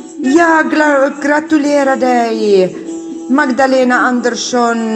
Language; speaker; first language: Swedish; non-native, learner; Kurdish